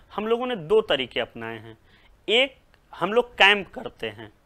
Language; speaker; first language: Hindi; native; Hindi